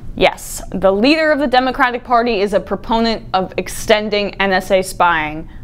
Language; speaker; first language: English; native; English